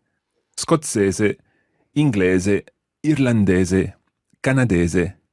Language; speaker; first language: Italian; non-native, fluent; English